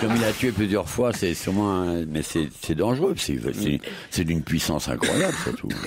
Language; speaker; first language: French; native; French